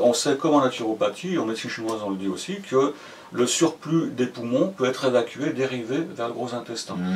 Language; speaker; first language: French; native; French